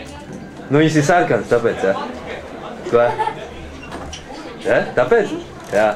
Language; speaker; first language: Latvian; native; Latvian